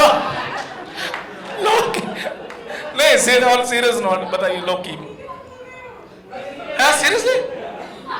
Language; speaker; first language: Hindi; native; Hindi